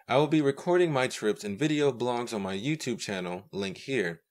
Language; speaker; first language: English; native; English